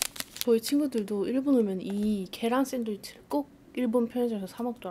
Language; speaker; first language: Korean; native; Korean